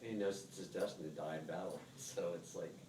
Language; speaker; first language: English; native; English